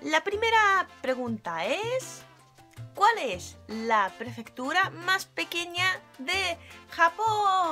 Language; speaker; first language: Spanish; non-native, fluent; Japanese